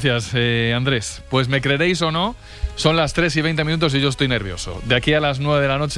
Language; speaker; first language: Spanish; native; Spanish